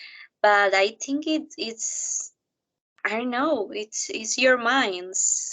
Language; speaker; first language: English; non-native, learner; Spanish